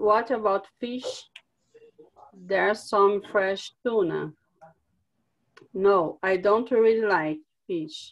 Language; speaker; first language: English; non-native, learner; Portuguese